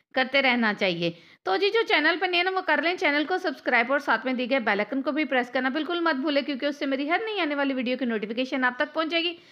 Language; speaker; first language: Hindi; native; Hindi